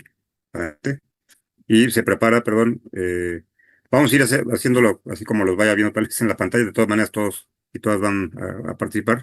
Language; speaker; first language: Spanish; native; Spanish